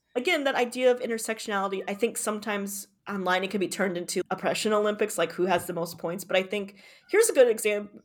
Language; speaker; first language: English; native; English